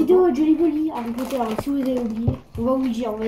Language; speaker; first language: French; native; French